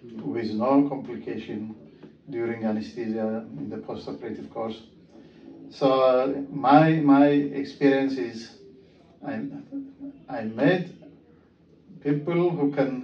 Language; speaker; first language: English; non-native, fluent; Amharic